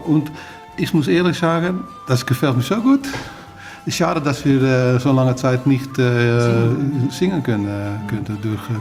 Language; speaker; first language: German; non-native, learner; Dutch